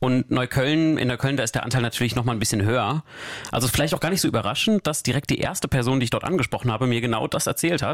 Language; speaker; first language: German; native; German